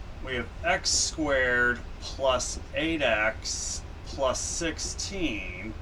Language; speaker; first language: English; native; English